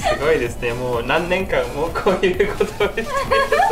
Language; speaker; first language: Japanese; non-native, fluent; English